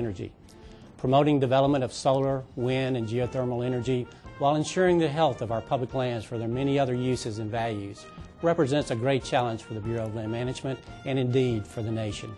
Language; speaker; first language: English; native; English